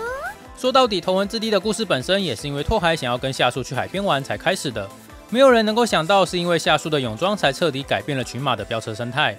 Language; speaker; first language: Chinese; native; Chinese